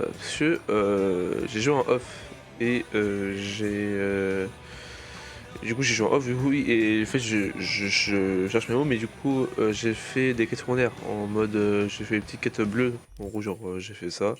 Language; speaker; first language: French; native; French